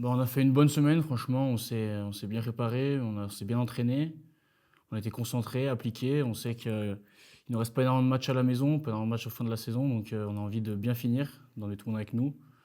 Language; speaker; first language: French; native; French